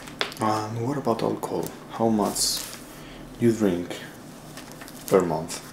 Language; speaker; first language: English; non-native, learner; Spanish